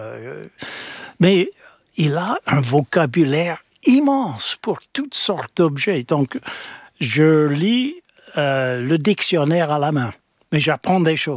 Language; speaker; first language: French; non-native, fluent; English